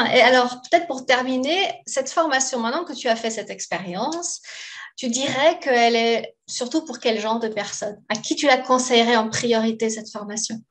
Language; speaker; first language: French; native; French